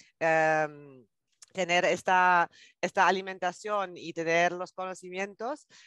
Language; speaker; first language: Spanish; non-native, fluent; German